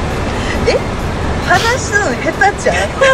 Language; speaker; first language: Japanese; native; Japanese